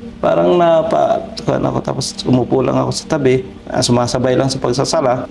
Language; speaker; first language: Filipino; non-native, local second language; Waray